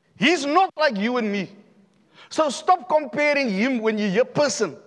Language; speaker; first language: English; non-native, local second language; Afrikaans